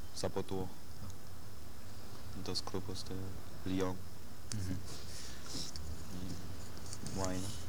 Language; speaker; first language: Spanish; non-native, learner; German